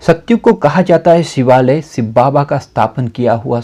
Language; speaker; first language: Hindi; native; Hindi